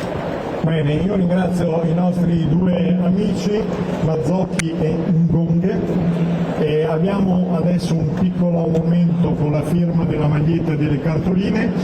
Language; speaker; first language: Italian; native; Italian